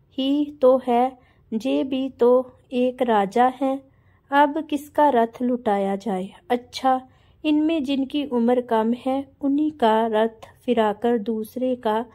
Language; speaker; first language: Hindi; non-native, local second language; Punjabi